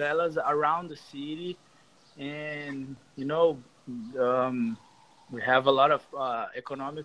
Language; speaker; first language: English; non-native, learner; Portuguese